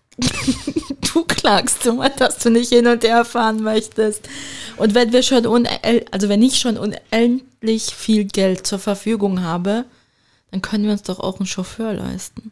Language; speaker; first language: German; early bilingual, other home language; Turkish